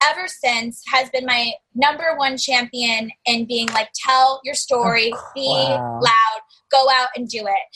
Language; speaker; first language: English; native; English